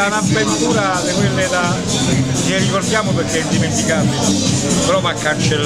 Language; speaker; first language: Italian; native; Italian